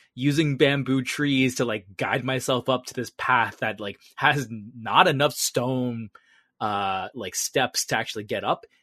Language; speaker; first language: English; early bilingual, other home language; Vietnamese